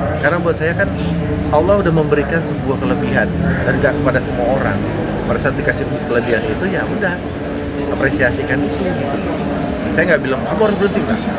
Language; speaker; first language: Indonesian; native; Indonesian